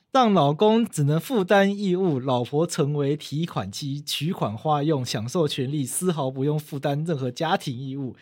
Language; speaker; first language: Chinese; native; Chinese